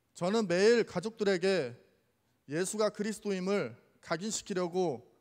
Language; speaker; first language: Korean; native; Korean